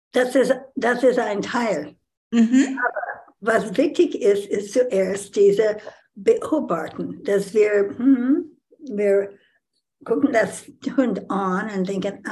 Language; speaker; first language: German; non-native, learner; English